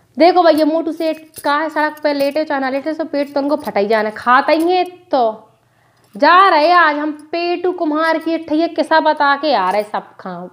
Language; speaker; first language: Hindi; native; Hindi